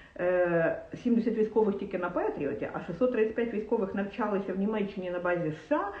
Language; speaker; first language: Ukrainian; non-native, local second language; Russian